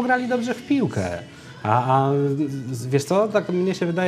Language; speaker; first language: Polish; native; Polish